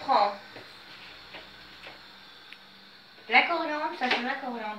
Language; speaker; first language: French; non-native, fluent; Arabic